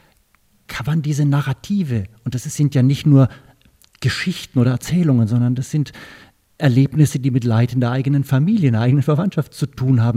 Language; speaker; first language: German; native; German